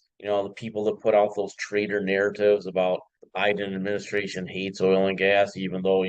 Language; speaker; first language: English; native; English